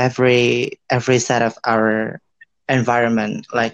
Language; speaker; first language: English; non-native, fluent; Indonesian